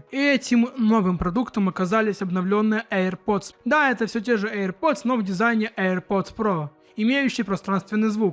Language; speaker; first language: Russian; native; Russian